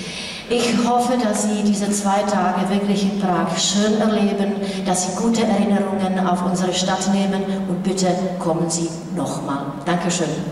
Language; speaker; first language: German; non-native, fluent; Czech